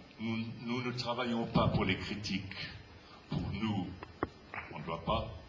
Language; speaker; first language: French; non-native, fluent; English